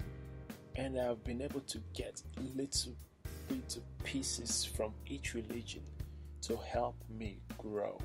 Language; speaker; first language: English; non-native, local second language; Krio